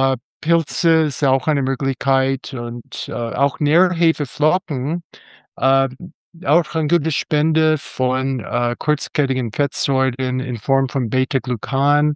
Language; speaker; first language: German; non-native, fluent; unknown